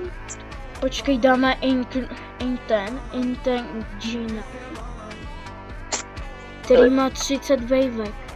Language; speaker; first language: Czech; native; Czech